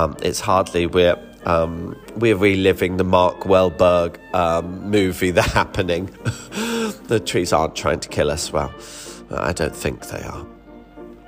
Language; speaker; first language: English; native; English